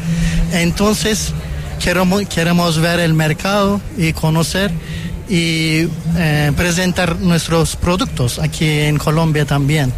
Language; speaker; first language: Spanish; non-native, fluent; Turkish